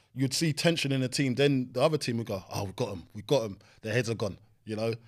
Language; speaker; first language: English; native; English